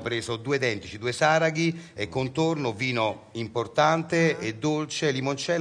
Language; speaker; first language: Italian; native; Italian